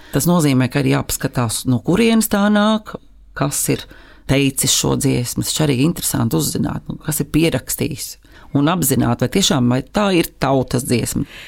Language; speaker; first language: Latvian; native; Latvian